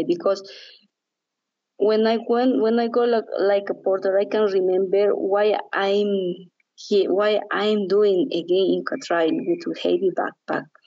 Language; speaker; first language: English; non-native, learner; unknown